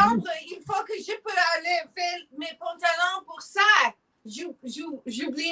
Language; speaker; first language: French; non-native, learner; English